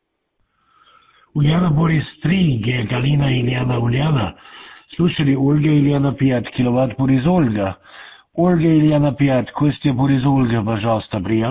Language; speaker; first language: Russian; non-native, learner; German